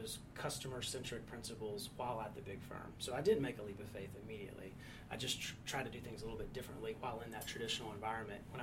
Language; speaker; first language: English; native; English